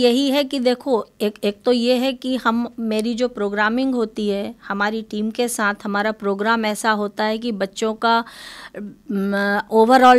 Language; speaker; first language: Hindi; native; Hindi